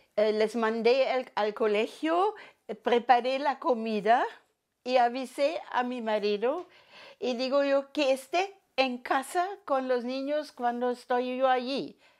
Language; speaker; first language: Spanish; non-native, fluent; German